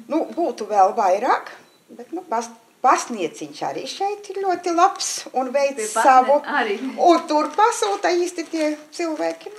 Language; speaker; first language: Latvian; native; Latvian